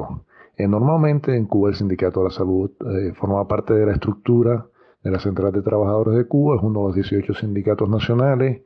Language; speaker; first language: Spanish; native; Spanish